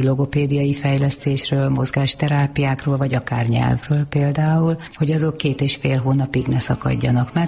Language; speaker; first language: Hungarian; native; Hungarian